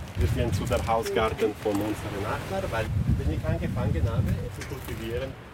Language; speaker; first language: German; non-native, local second language; Italian